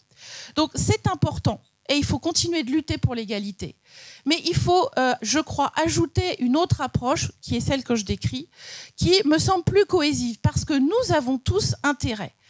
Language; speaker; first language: French; native; French